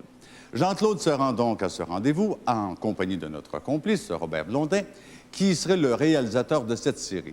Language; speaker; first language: French; native; French